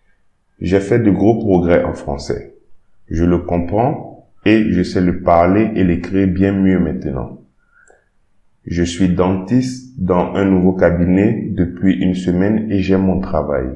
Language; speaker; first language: French; non-native, fluent; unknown